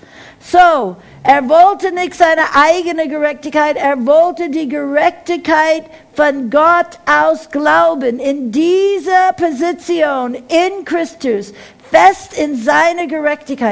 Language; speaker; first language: German; non-native, fluent; English